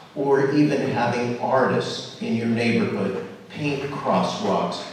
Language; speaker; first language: English; native; English